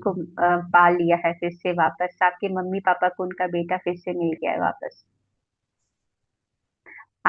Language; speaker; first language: Hindi; native; Hindi